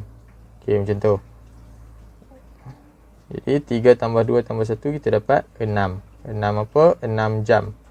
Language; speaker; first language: Malay; native; Malay